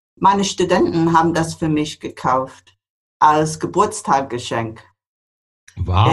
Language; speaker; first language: German; non-native, fluent; English